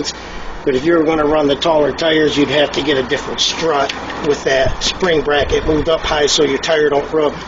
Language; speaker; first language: English; native; English